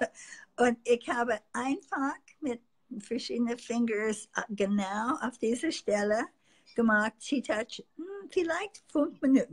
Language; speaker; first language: German; non-native, fluent; English